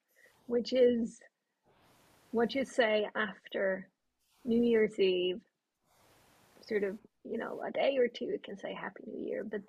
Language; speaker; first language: English; non-native, fluent; Swedish